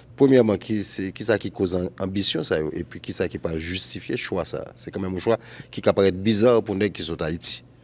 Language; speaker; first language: French; non-native, local second language; Haitian Creole